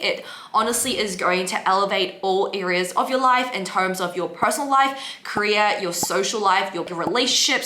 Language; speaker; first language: English; native; English